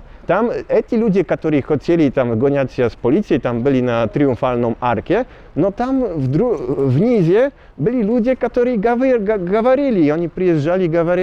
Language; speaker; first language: Russian; non-native, learner; Polish